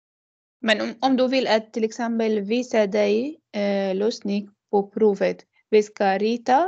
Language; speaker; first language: Swedish; non-native, learner; Arabic